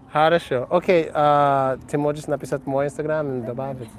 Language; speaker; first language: Russian; non-native, learner; English